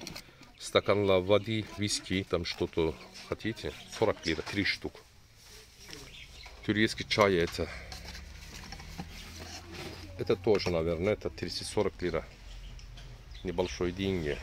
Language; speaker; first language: Russian; non-native, learner; Turkish